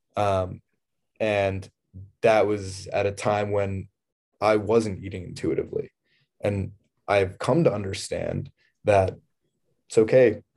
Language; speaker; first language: English; native; English